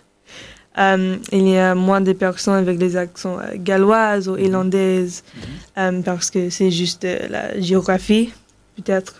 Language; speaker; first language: French; non-native, learner; English